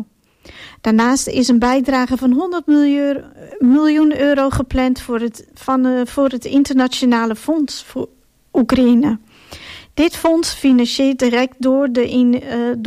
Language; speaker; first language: Dutch; non-native, fluent; Ukrainian